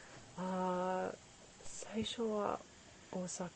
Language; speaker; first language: Japanese; non-native, learner; English